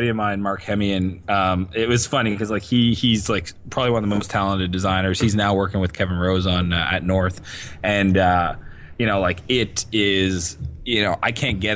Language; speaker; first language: English; native; English